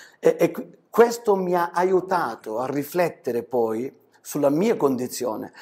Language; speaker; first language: Italian; native; Italian